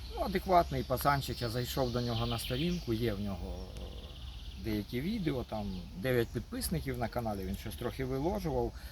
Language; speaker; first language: Ukrainian; non-native, local second language; Russian